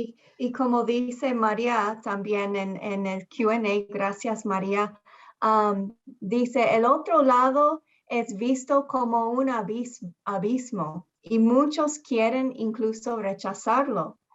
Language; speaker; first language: Spanish; early bilingual, heritage; Spanish